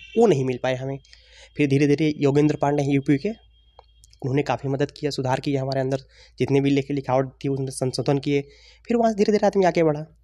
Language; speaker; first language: Hindi; native; Hindi